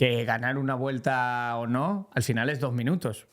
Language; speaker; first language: Spanish; native; Spanish